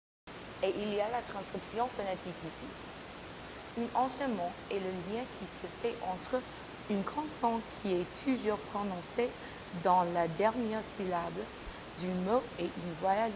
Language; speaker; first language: French; non-native, learner; English